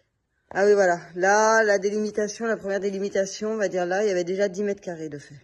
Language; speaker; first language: French; native; French